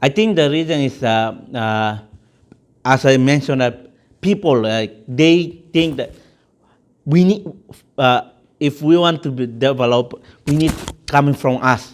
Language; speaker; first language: English; non-native, fluent; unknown